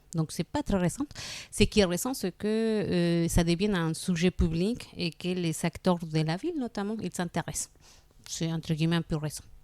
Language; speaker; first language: French; non-native, fluent; Spanish